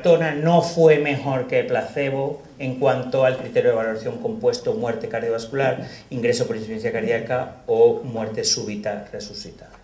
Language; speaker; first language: Spanish; native; Spanish